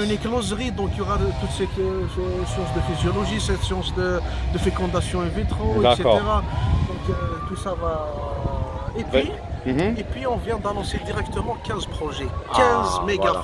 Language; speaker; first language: French; non-native, local second language; Kabyle